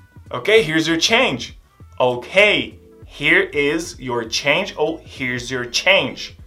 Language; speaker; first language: English; non-native, fluent; Portuguese